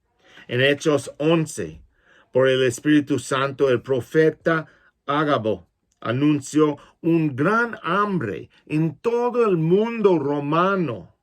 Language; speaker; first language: Spanish; non-native, fluent; English